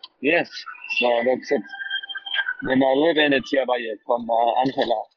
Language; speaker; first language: English; non-native, learner; German